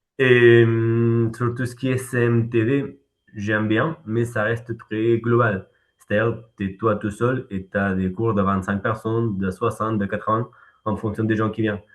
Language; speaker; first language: French; non-native, fluent; Spanish